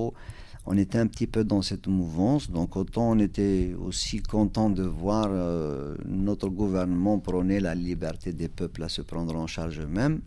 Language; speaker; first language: French; non-native, local second language; Kabyle